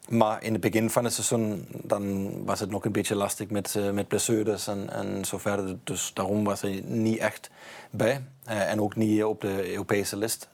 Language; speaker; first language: Dutch; non-native, fluent; Danish